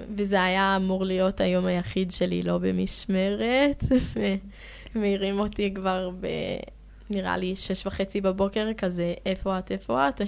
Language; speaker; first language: Hebrew; early bilingual, heritage; Hebrew